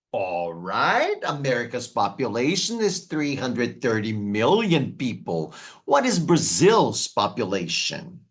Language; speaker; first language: English; non-native, fluent; Portuguese